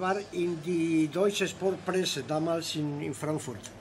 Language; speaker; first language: German; non-native, fluent; Spanish